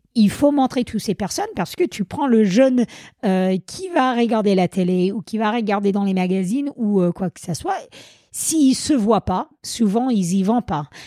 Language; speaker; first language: French; non-native, fluent; English